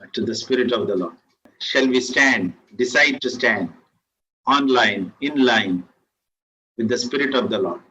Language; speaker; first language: English; non-native, local second language; Telugu